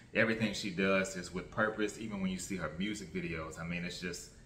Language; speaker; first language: English; native; English